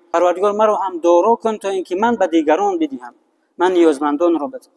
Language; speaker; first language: Persian; native; Persian